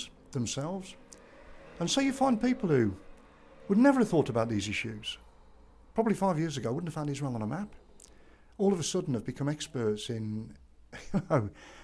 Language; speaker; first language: English; native; English